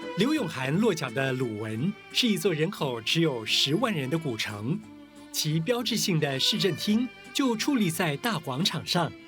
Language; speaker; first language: Chinese; native; Chinese